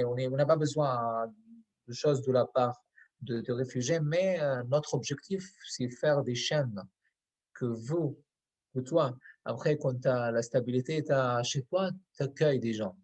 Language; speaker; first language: French; non-native, fluent; Arabic